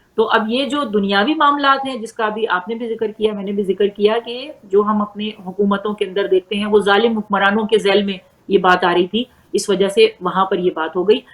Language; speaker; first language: Urdu; native; Urdu